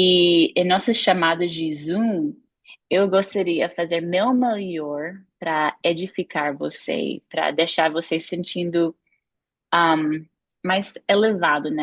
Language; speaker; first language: Portuguese; non-native, fluent; English